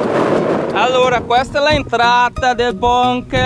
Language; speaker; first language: Italian; non-native, fluent; Portuguese